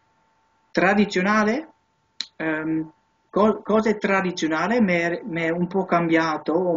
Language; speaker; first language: Italian; non-native, learner; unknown